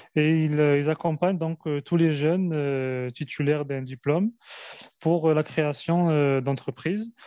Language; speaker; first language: French; early bilingual, other home language; Arabic